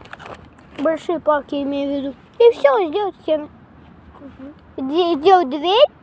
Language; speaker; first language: Russian; native; Russian